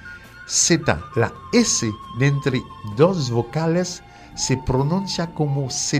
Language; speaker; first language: Spanish; non-native, fluent; French